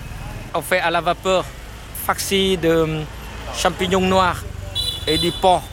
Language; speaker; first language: French; non-native, fluent; Vietnamese